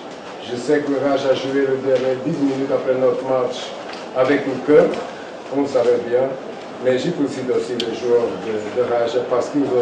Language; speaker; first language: French; non-native, fluent; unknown